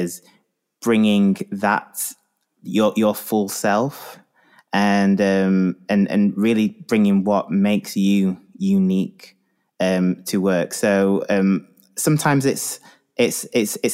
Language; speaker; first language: English; native; English